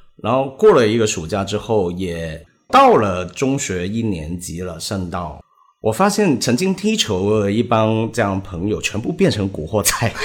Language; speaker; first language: Chinese; non-native, local second language; Cantonese